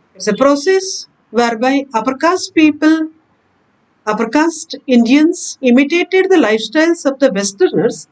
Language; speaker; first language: English; non-native, local second language; Kannada